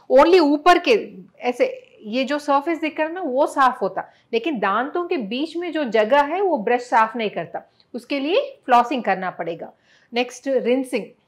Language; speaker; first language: Hindi; non-native, local second language; Telugu